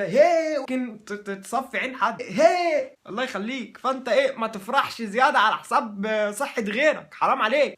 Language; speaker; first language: Arabic; native; Arabic